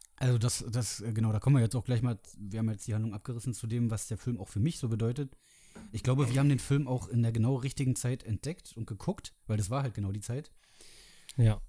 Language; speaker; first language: German; native; German